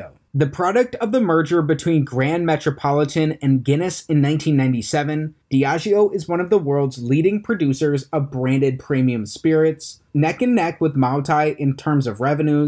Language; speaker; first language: English; native; English